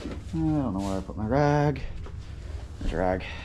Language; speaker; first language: English; native; English